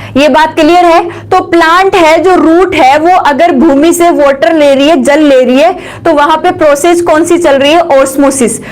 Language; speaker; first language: Hindi; native; Hindi